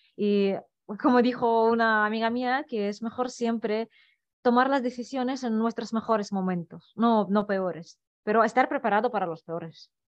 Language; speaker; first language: Spanish; non-native, fluent; Russian